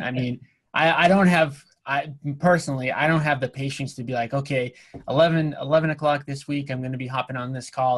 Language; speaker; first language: English; native; English